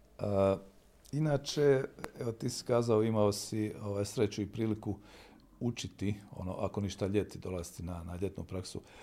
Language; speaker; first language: Bosnian; native; Bosnian